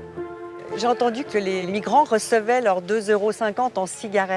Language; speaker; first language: French; native; French